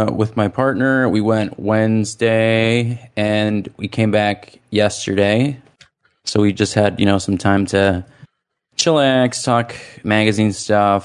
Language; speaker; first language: English; native; English